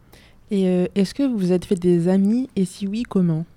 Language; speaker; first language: French; native; French